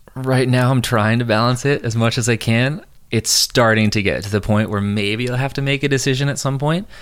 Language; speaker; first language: English; native; English